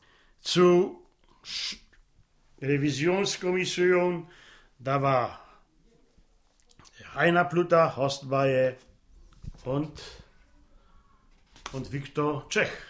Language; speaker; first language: German; non-native, local second language; Polish